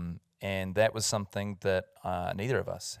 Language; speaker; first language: English; native; English